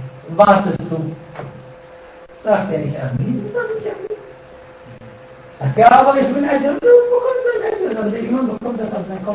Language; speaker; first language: German; non-native, fluent; Arabic